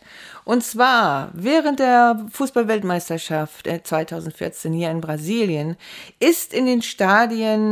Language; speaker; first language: German; native; German